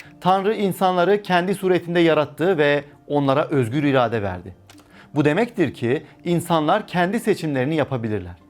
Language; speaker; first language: Turkish; native; Turkish